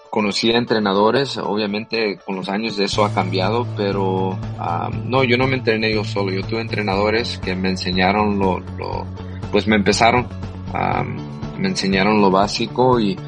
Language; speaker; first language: Spanish; early bilingual, heritage; Spanish